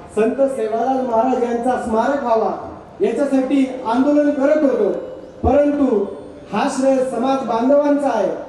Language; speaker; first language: Marathi; non-native, local second language; Lambadi